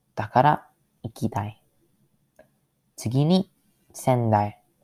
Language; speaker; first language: Japanese; non-native, learner; English